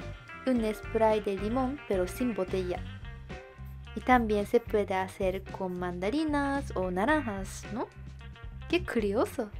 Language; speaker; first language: Spanish; non-native, fluent; Japanese